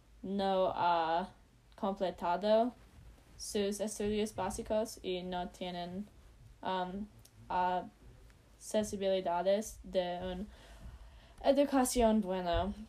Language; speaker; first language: Spanish; non-native, learner; English